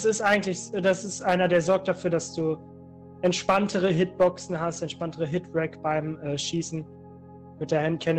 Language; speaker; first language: German; native; German